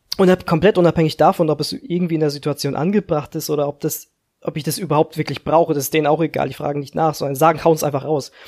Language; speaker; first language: German; early bilingual, other home language; Czech